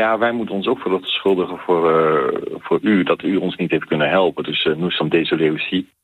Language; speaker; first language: Dutch; native; Dutch